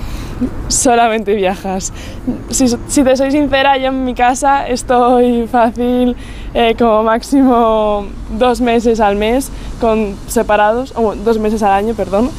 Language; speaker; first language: Spanish; native; Spanish